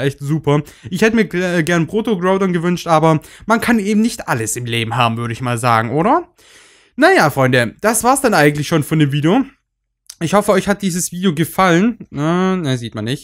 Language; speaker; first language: German; native; German